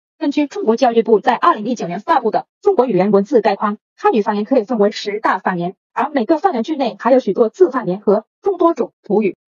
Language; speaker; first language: Chinese; non-native, fluent; Vietnamese